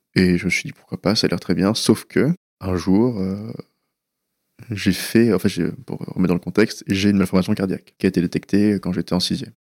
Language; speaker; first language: French; early bilingual, other home language; Persian